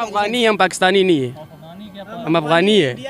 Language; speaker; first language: Hindi; non-native, learner; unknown